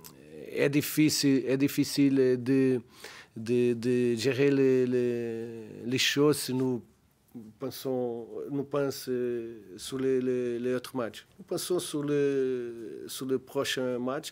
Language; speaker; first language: French; non-native, learner; Portuguese